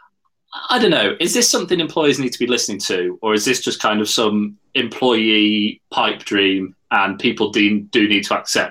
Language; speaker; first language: English; native; English